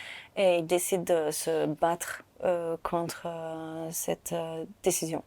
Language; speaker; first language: French; non-native, fluent; Turkish